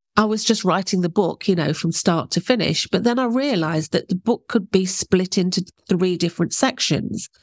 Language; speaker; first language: English; native; English